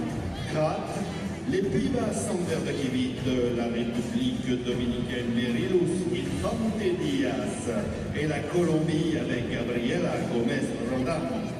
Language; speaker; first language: French; native; French